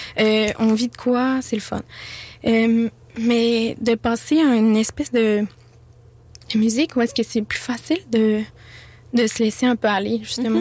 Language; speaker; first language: French; native; French